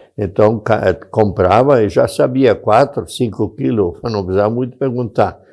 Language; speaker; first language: Portuguese; non-native, local second language; German